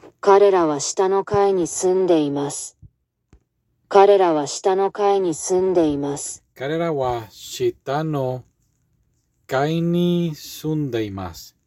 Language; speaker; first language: Japanese; non-native, learner; English